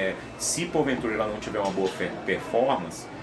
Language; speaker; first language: Portuguese; native; Portuguese